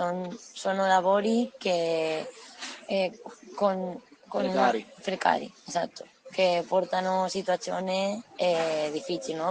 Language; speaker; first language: Italian; non-native, learner; Spanish